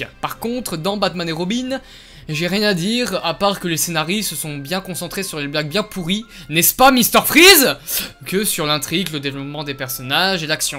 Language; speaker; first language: French; native; French